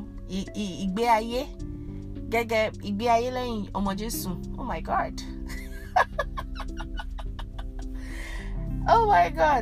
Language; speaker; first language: English; non-native, local second language; Yoruba